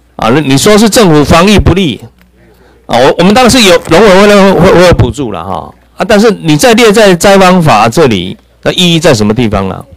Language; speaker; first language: Chinese; native; Chinese